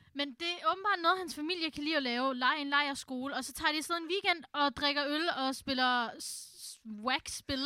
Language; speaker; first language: Danish; early bilingual, other home language; Urdu